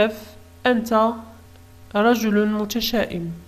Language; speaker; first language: Arabic; native; Arabic